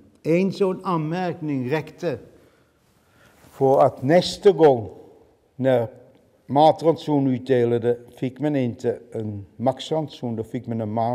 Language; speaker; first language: Swedish; non-native, fluent; Dutch